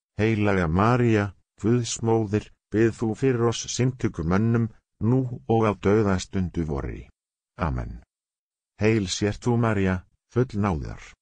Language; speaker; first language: Icelandic; non-native, learner; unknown